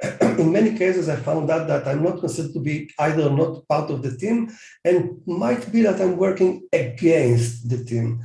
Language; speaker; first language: English; non-native, fluent; Hebrew